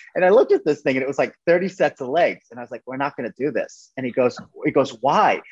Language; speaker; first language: English; native; English